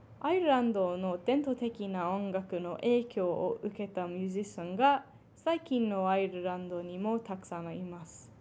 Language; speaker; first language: Japanese; non-native, fluent; English